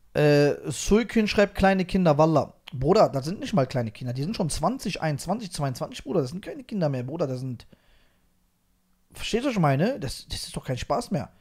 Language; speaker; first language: German; native; German